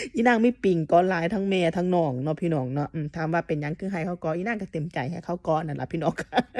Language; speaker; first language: Thai; native; Thai